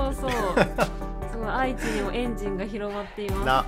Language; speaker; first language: Japanese; native; Japanese